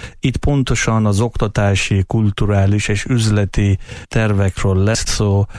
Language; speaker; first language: Hungarian; non-native, fluent; Persian